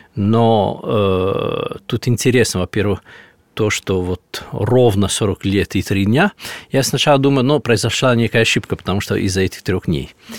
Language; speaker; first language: Russian; non-native, fluent; Italian